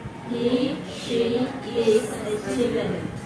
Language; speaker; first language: English; non-native, learner; Vietnamese